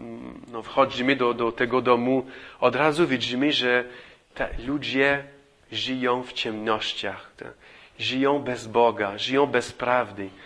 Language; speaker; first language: Polish; non-native, fluent; English